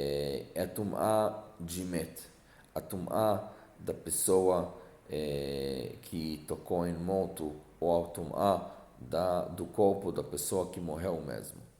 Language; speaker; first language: Portuguese; non-native, fluent; Hebrew